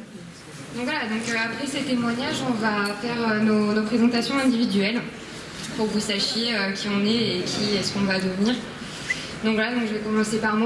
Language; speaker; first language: French; native; French